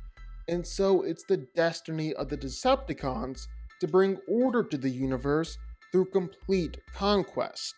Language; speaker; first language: English; native; English